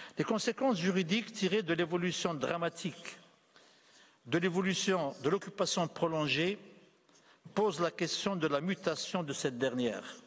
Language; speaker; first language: French; non-native, local second language; Arabic